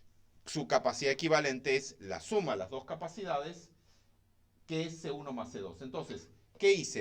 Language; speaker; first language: Spanish; native; Spanish